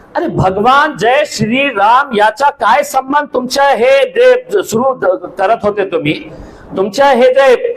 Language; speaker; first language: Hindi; non-native, local second language; Urdu